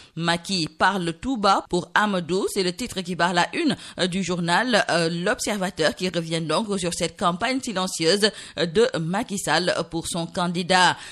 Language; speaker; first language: French; non-native, local second language; Wolof